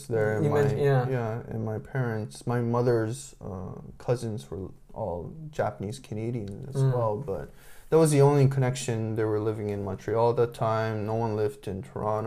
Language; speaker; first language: English; non-native, fluent; Japanese